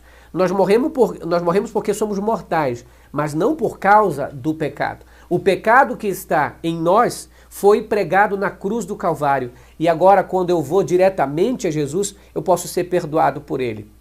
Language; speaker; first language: Portuguese; native; Portuguese